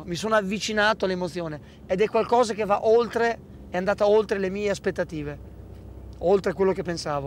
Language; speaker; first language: Italian; native; Italian